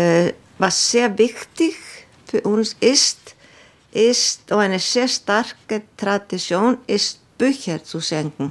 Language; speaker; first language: German; non-native, fluent; Icelandic